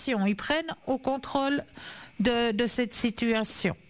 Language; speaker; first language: French; native; French